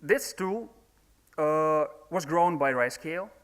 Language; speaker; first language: English; non-native, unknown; Russian